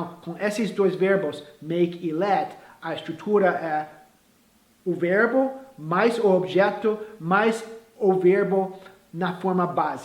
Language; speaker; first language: Portuguese; non-native, fluent; English